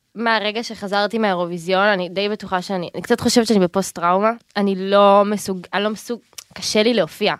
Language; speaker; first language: Hebrew; native; Hebrew